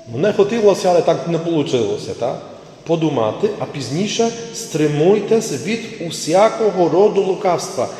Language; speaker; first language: Ukrainian; native; Ukrainian